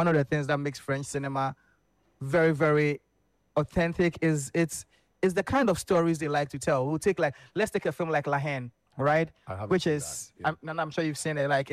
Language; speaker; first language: English; non-native, fluent; French